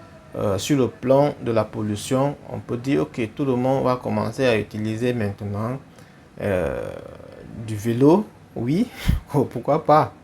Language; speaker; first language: French; non-native, fluent; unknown